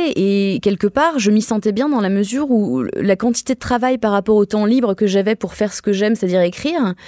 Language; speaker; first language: French; native; French